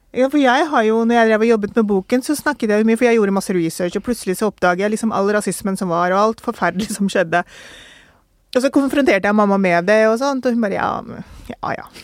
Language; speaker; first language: Norwegian; early bilingual, other home language; Urdu